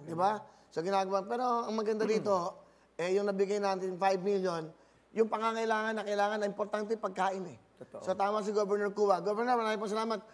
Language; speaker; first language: Filipino; native; Filipino